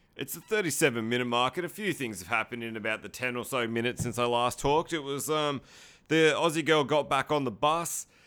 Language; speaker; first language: English; native; English